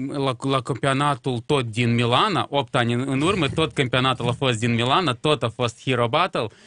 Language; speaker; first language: Romanian; non-native, local second language; Russian